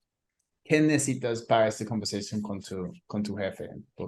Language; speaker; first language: Spanish; non-native, fluent; English